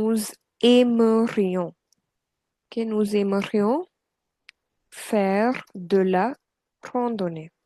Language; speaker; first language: French; non-native, fluent; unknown